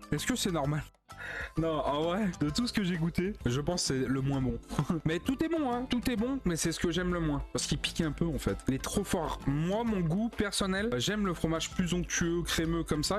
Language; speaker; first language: French; native; French